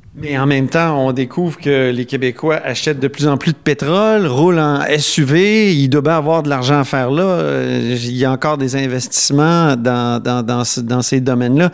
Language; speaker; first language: French; native; French